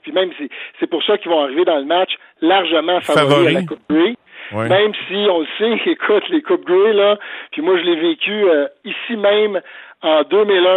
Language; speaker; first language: French; native; French